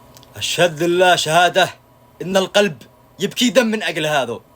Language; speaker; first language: Arabic; native; Arabic